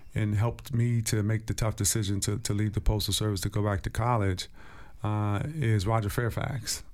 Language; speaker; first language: English; native; English